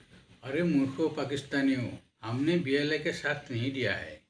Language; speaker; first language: Hindi; non-native, local second language; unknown